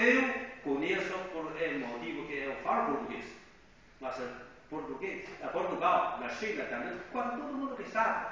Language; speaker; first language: Portuguese; non-native, fluent; Chinese